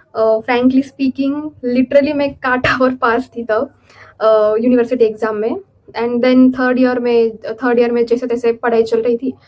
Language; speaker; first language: Hindi; non-native, local second language; Marathi